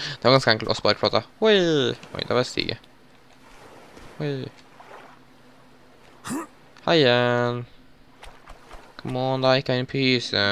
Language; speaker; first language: Norwegian; native; Norwegian